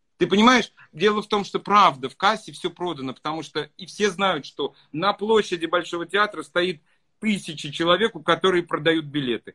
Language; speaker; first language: Russian; native; Russian